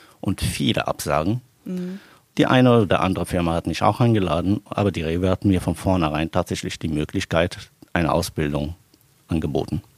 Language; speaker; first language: German; non-native, fluent; Arabic